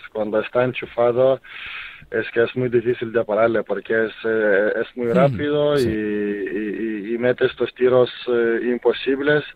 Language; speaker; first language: Spanish; non-native, fluent; Lithuanian